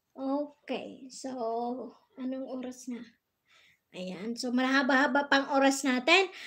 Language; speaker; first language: Filipino; non-native, local second language; Bikol